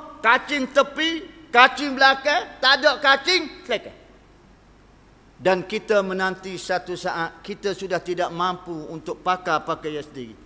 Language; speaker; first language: Malay; native; Malay